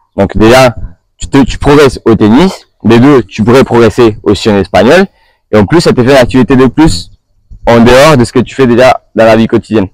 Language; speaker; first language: French; non-native, fluent; Spanish